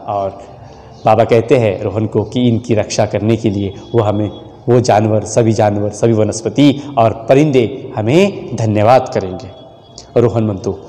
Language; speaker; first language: Hindi; non-native, local second language; Marathi